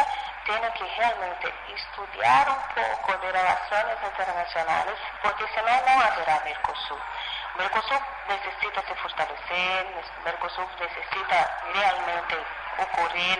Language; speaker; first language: Spanish; non-native, fluent; Portuguese